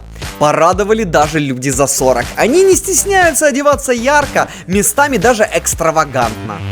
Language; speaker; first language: Russian; native; Russian